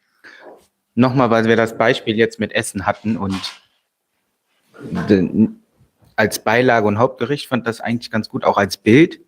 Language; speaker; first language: German; native; German